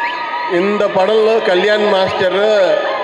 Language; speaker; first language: Tamil; non-native, learner; Telugu